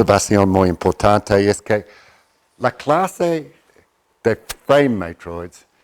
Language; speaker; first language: Spanish; non-native, fluent; English